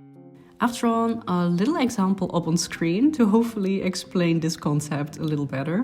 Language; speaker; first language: English; non-native, fluent; Dutch